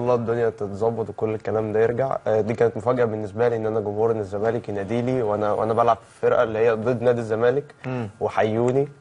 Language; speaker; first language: Arabic; native; Arabic